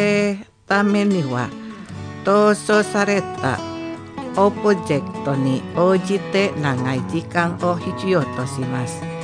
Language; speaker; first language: Japanese; non-native, fluent; Indonesian